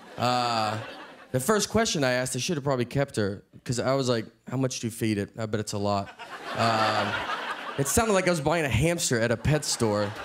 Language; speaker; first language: English; native; English